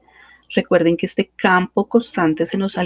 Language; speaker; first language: Spanish; native; Spanish